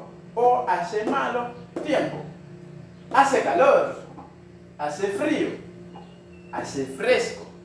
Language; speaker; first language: Spanish; non-native, learner; Haitian Creole